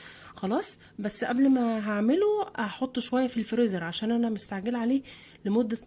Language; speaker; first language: Arabic; native; Arabic